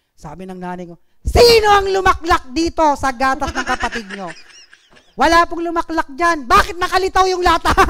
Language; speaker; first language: Filipino; non-native, local second language; Bikol